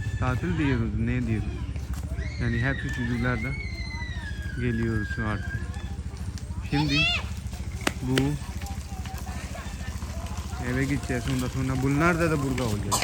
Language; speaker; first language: Turkish; non-native, learner; Urdu